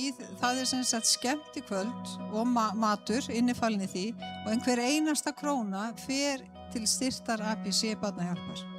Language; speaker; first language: Icelandic; native; Icelandic